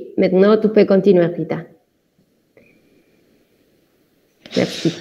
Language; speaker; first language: French; non-native, fluent; Spanish